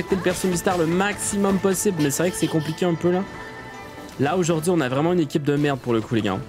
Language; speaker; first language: French; native; French